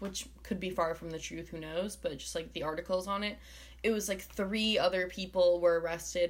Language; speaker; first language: English; native; English